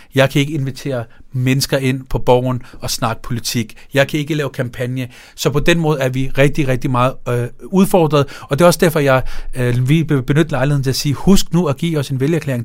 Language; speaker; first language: Danish; early bilingual, other home language; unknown